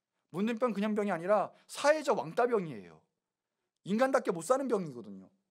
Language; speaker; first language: Korean; native; Korean